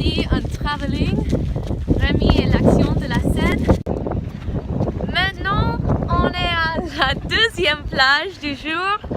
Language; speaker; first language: French; non-native, fluent; English